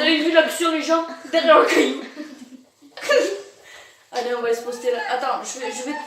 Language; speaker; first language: French; native; French